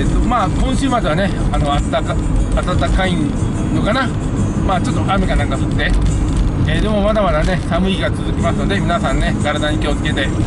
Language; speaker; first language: Japanese; native; Japanese